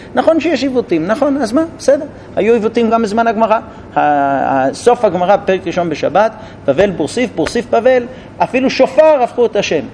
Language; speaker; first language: Hebrew; non-native, fluent; English